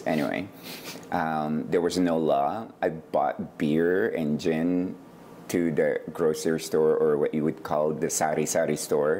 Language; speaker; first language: English; non-native, local second language; Iloko